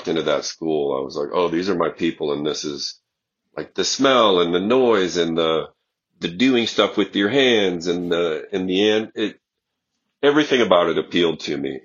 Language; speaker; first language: English; native; English